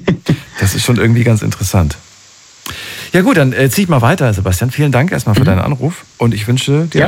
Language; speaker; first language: German; native; German